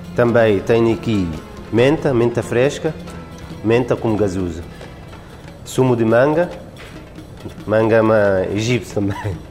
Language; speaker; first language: Portuguese; non-native, learner; Arabic